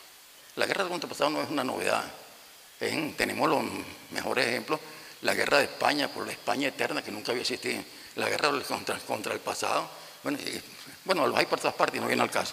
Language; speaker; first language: Spanish; native; Spanish